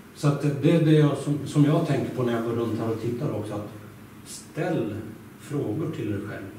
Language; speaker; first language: Swedish; native; Swedish